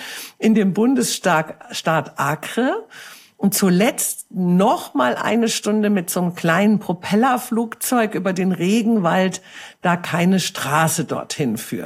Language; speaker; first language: German; native; German